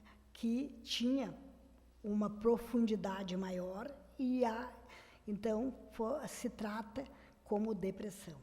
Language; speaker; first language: Portuguese; native; Portuguese